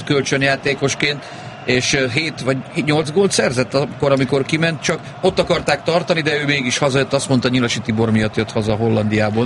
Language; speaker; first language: Hungarian; native; Hungarian